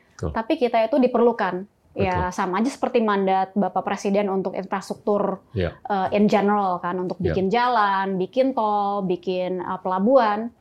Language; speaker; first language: Indonesian; native; Indonesian